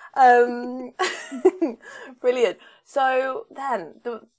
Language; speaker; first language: English; native; English